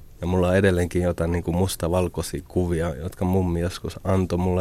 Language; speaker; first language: Finnish; early bilingual, other home language; Arabic